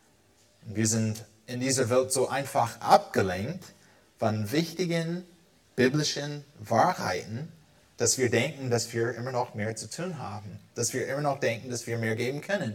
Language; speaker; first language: German; non-native, fluent; English